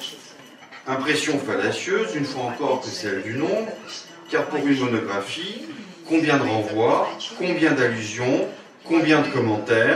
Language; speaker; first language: French; native; French